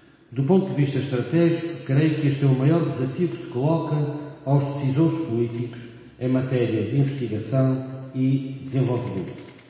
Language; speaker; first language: Portuguese; native; Portuguese